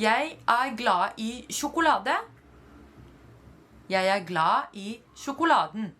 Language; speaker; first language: Norwegian; non-native, fluent; Spanish